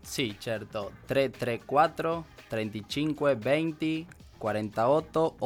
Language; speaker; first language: Italian; non-native, learner; Spanish